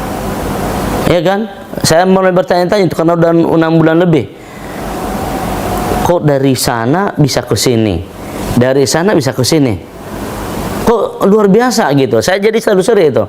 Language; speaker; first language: Indonesian; non-native, local second language; Nias